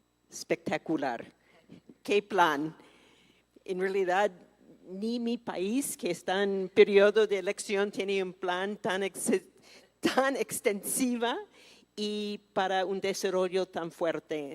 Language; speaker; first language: Spanish; non-native, fluent; English